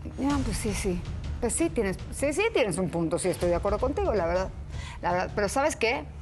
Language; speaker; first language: Spanish; native; Spanish